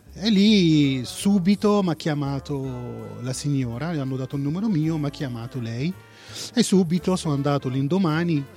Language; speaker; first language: Italian; non-native, fluent; Arabic